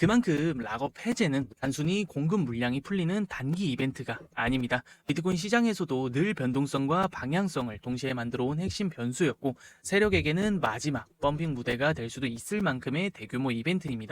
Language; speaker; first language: Korean; native; Korean